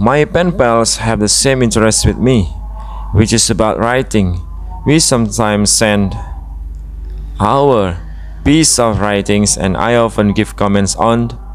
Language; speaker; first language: English; non-native, fluent; Indonesian